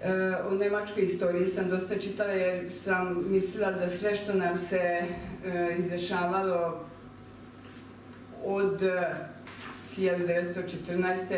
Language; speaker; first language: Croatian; non-native, local second language; Hungarian